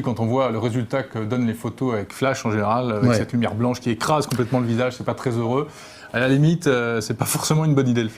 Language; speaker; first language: French; native; French